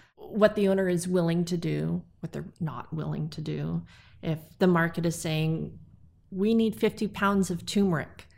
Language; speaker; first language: English; native; English